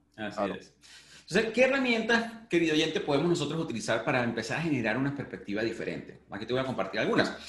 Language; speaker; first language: Spanish; native; Spanish